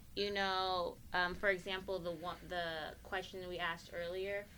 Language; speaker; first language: English; native; English